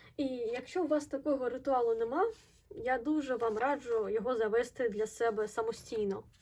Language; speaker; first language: Ukrainian; non-native, local second language; Russian